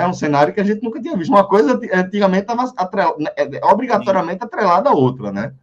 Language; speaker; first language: Portuguese; native; Portuguese